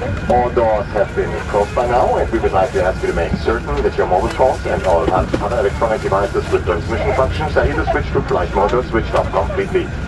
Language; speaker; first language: English; non-native, fluent; German